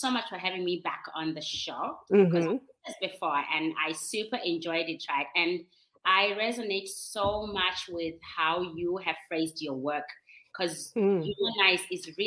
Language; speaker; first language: English; non-native, local second language; Shona